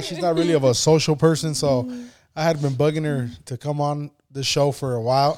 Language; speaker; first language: English; early bilingual, other home language; Spanish